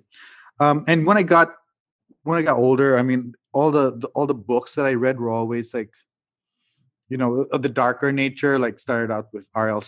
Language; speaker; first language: English; non-native, local second language; Cebuano